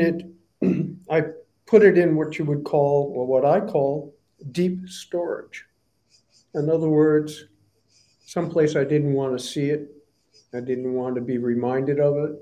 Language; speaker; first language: English; native; English